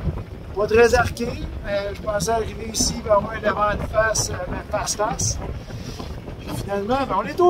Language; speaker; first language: French; native; French